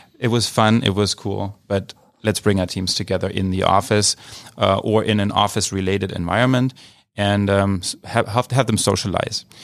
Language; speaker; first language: English; non-native, fluent; German